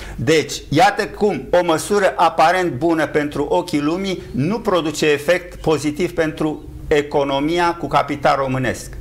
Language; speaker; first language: Romanian; native; Romanian